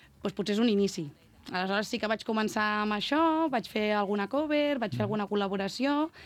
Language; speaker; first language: Catalan; native; Catalan